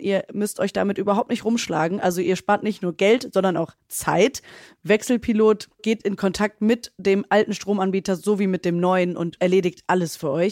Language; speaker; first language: German; native; German